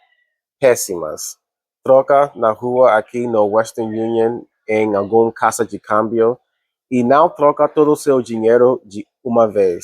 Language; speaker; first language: Portuguese; non-native, learner; English